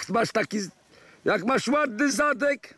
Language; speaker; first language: Polish; native; Polish